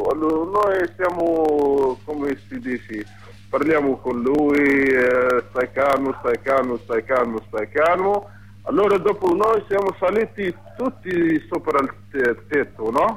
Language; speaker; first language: Italian; non-native, learner; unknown